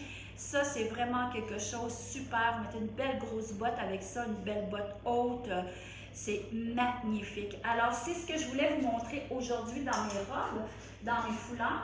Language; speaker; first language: French; native; French